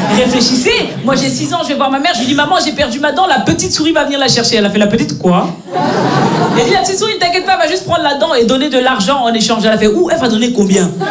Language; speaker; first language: French; native; French